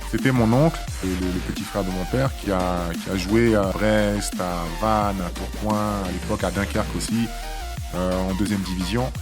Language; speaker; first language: French; early bilingual, other home language; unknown